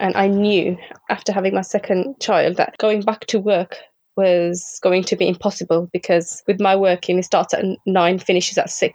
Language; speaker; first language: English; native; English